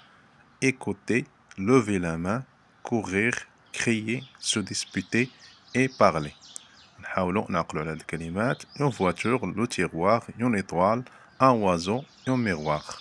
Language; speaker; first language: French; non-native, fluent; Arabic